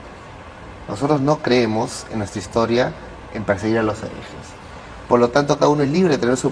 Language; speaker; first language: Spanish; native; Spanish